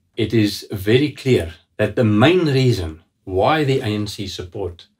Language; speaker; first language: English; non-native, local second language; Afrikaans